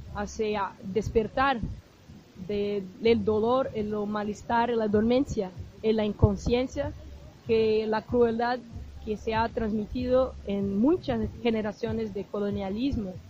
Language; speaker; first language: Spanish; non-native, fluent; Portuguese